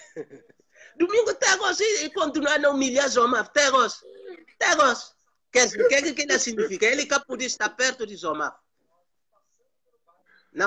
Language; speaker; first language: Portuguese; non-native, local second language; Upper Guinea Crioulo